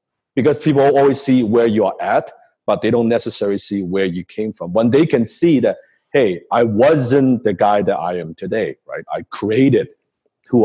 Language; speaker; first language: English; non-native, local second language; Cantonese